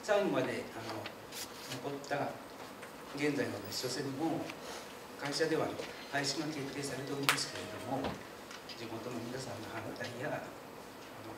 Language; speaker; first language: Japanese; native; Japanese